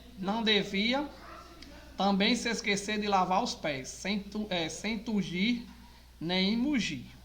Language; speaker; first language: Portuguese; native; Portuguese